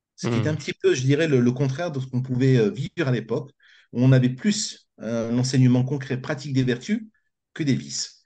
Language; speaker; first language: French; native; French